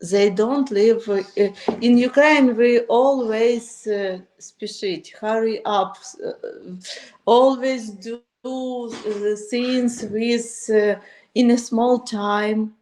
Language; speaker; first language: English; non-native, learner; Ukrainian